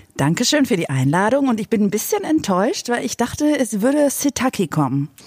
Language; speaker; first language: German; native; German